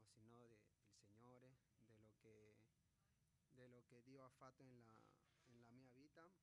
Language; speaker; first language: Italian; non-native, fluent; Spanish